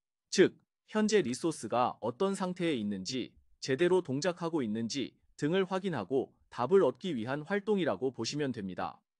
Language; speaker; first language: Korean; native; Korean